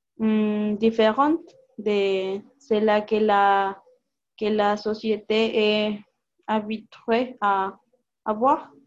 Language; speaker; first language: French; non-native, learner; Spanish